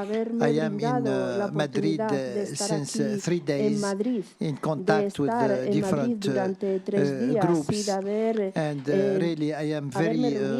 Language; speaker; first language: English; non-native, fluent; Arabic